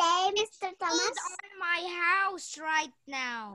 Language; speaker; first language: English; non-native, learner; Indonesian